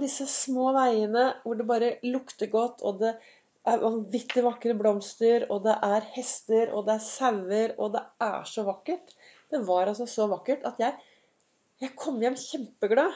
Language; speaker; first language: Norwegian; native; Norwegian